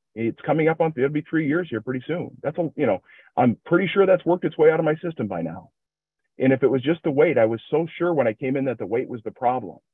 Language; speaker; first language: English; native; English